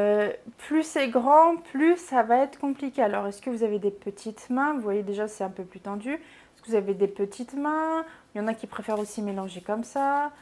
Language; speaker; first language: French; native; French